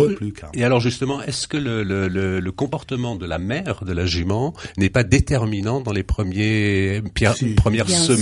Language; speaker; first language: French; native; French